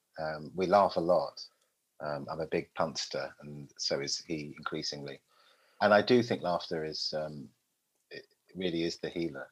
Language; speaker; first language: English; native; English